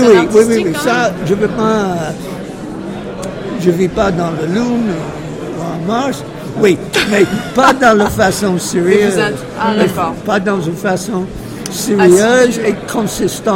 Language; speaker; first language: French; non-native, fluent; English